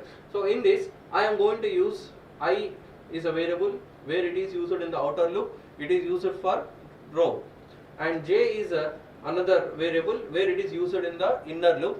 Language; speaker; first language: English; non-native, local second language; Telugu